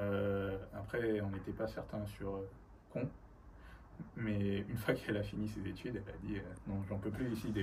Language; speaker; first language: French; early bilingual, other home language; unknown